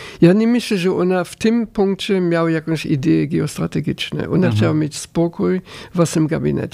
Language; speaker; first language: Polish; non-native, fluent; German